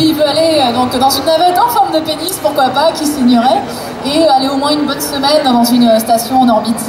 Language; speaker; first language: French; native; French